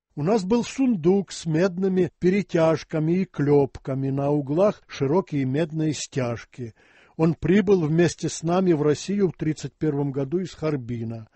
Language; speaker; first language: Russian; non-native, local second language; Ukrainian